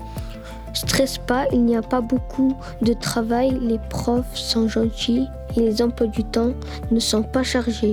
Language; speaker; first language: French; early bilingual, other home language; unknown